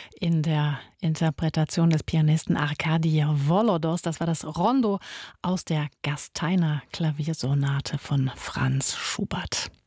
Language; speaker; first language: German; native; German